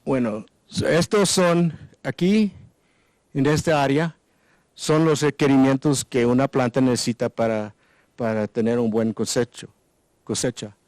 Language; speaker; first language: Spanish; non-native, learner; English